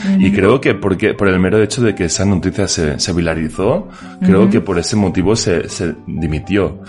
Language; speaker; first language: Spanish; native; Spanish